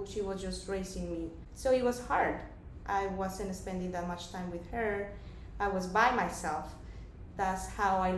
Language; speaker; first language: English; non-native, fluent; Spanish